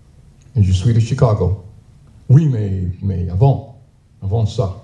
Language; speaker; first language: French; non-native, learner; English